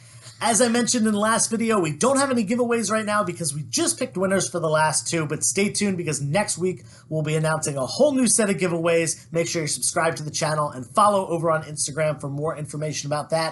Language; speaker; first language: English; native; English